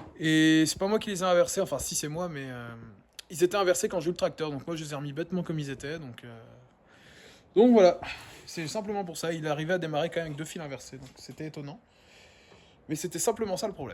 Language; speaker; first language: French; native; French